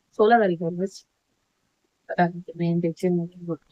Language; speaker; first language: Hindi; non-native, local second language; Marathi